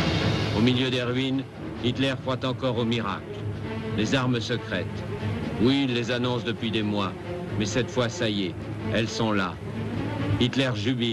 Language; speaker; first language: French; native; French